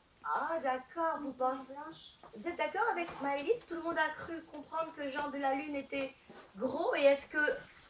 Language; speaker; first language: French; native; French